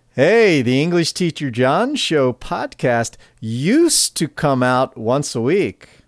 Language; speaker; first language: English; native; English